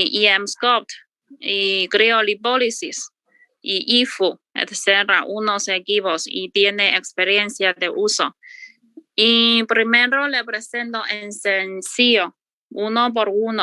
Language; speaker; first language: Spanish; non-native, learner; Chinese